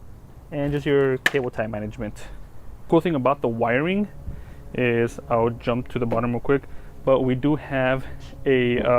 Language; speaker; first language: English; native; English